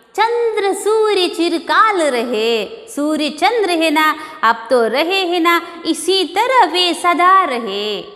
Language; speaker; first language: Hindi; non-native, local second language; Kannada